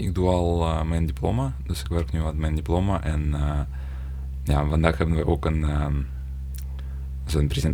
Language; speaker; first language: Dutch; non-native, learner; Ukrainian